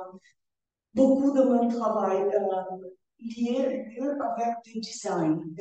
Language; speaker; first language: French; non-native, learner; Portuguese